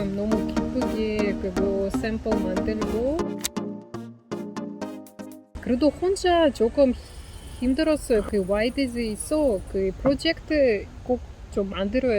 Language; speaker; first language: Korean; non-native, learner; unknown